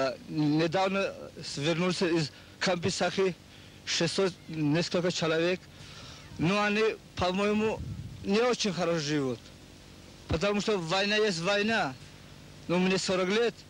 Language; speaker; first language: Russian; non-native, local second language; Tajik